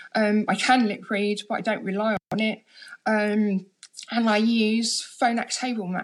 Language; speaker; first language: English; native; English